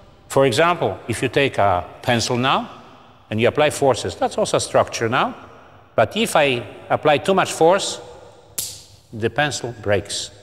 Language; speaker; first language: English; non-native, fluent; Polish